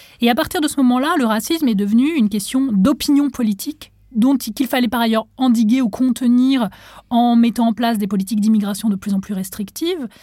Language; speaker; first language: French; non-native, local second language; Arabic